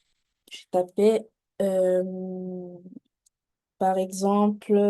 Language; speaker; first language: French; native; French